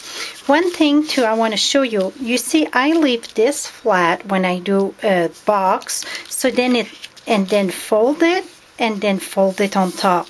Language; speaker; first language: English; non-native, fluent; French